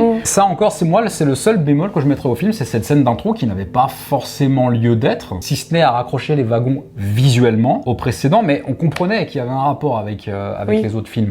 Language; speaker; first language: French; native; French